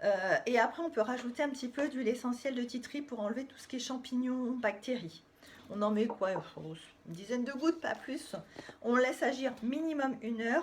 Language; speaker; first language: French; native; French